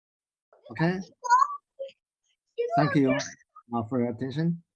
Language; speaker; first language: English; non-native, learner; Chinese